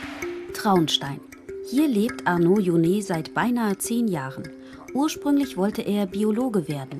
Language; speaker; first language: German; native; German